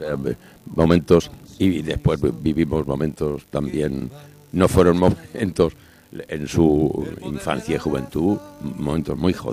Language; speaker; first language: Spanish; native; Spanish